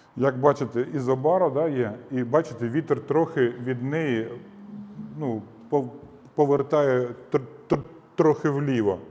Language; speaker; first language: Ukrainian; native; Ukrainian